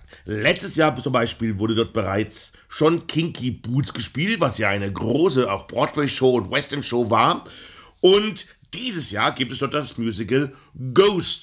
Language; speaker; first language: German; native; German